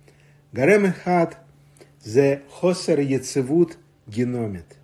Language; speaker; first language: Hebrew; non-native, fluent; Russian